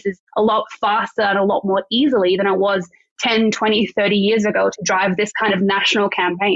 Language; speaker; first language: English; native; English